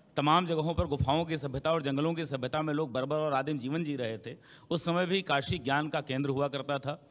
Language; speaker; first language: Hindi; native; Hindi